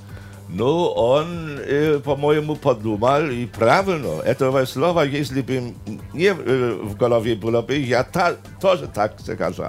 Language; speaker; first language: Russian; non-native, fluent; German